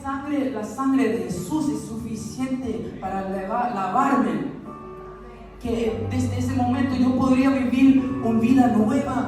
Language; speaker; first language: Spanish; early bilingual, heritage; Spanish